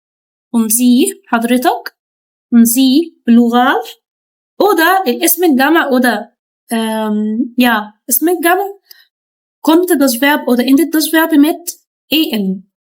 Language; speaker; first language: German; non-native, learner; Arabic